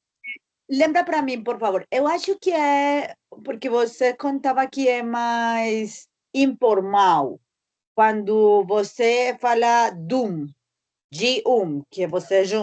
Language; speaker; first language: Portuguese; non-native, learner; Spanish